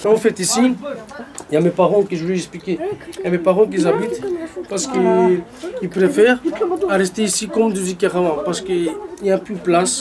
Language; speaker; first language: French; non-native, learner; Romanian